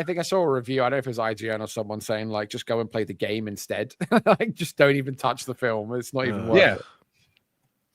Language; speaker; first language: English; native; English